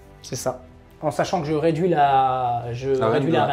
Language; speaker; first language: French; native; French